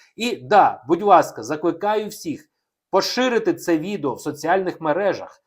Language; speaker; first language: Ukrainian; non-native, local second language; Russian